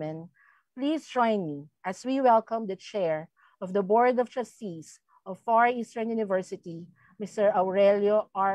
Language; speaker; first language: English; non-native, local second language; Filipino